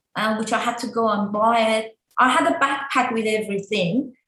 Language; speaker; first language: English; non-native, fluent; Persian